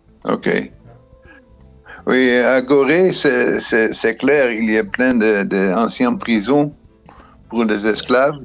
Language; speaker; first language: French; non-native, learner; Dutch